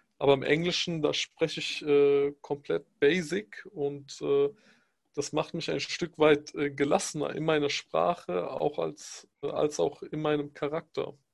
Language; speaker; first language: German; early bilingual, other home language; Pashto